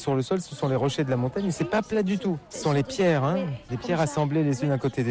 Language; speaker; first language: French; native; French